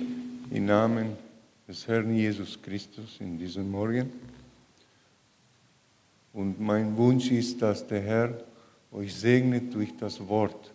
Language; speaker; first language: German; non-native, learner; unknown